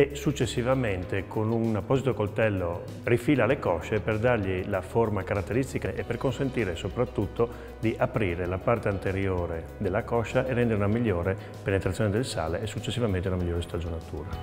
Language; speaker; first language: Italian; native; Italian